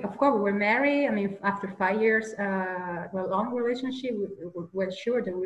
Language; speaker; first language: English; non-native, learner; Spanish